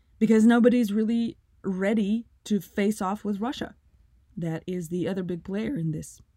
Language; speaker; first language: English; non-native, fluent; Russian